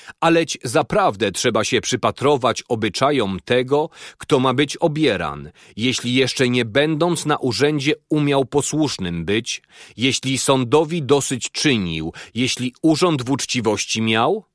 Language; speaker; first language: Polish; native; Polish